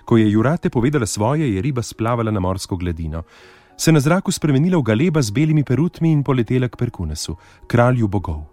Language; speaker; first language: Slovenian; native; Slovenian